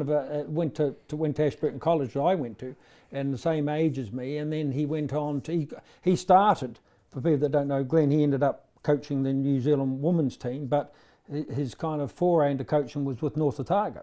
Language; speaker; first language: English; native; English